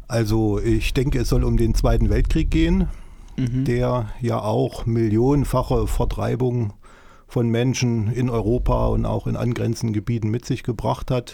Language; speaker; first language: German; native; German